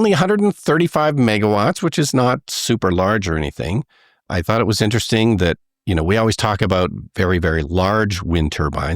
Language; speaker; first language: English; native; English